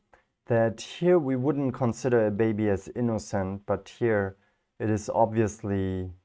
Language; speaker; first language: English; non-native, fluent; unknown